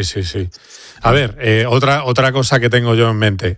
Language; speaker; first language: Spanish; native; Spanish